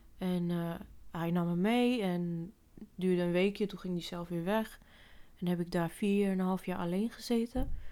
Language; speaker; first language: Dutch; early bilingual, other home language; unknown